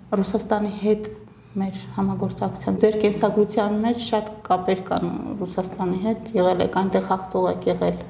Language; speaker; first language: Armenian; native; Armenian